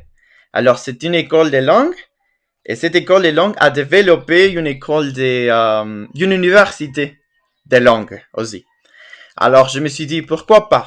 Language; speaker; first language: French; non-native, fluent; Spanish